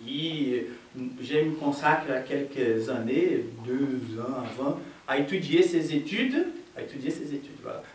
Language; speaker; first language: French; non-native, fluent; Portuguese